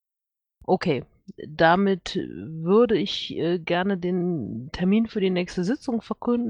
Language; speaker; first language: German; native; German